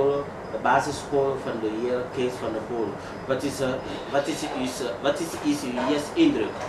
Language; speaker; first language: Dutch; non-native, learner; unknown